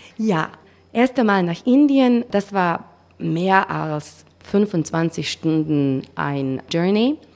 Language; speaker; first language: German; non-native, learner; Macedonian